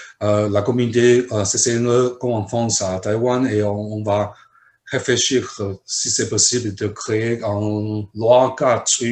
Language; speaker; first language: French; non-native, fluent; Chinese